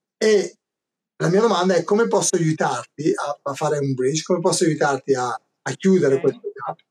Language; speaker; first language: Italian; native; Italian